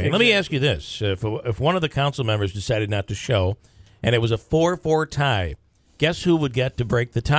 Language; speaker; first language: English; native; English